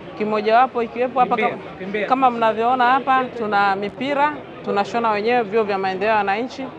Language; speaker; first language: Swahili; native; Swahili